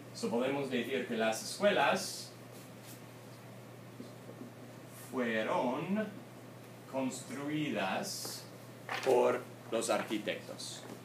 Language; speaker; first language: Spanish; non-native, fluent; English